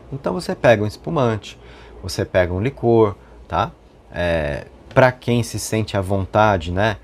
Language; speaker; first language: Portuguese; native; Portuguese